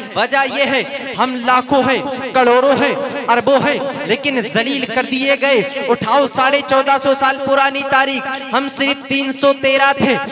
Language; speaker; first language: Hindi; native; Hindi